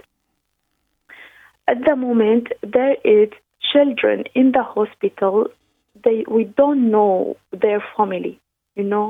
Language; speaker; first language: English; non-native, learner; Arabic